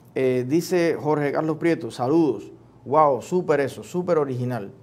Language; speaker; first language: Spanish; native; Spanish